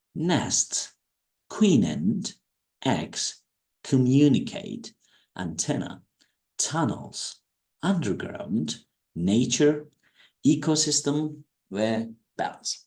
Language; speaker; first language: English; non-native, fluent; Turkish